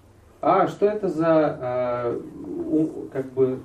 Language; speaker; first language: Russian; native; Russian